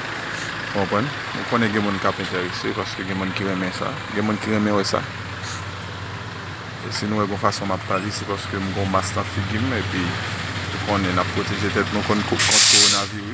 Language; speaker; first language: French; non-native, learner; Haitian Creole